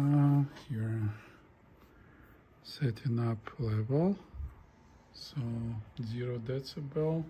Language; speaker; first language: English; non-native, fluent; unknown